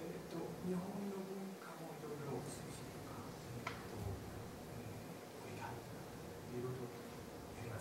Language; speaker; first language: Japanese; non-native, fluent; French